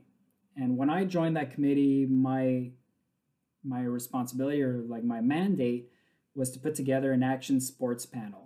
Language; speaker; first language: English; native; English